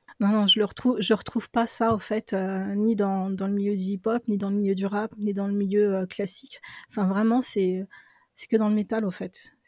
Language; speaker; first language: French; early bilingual, other home language; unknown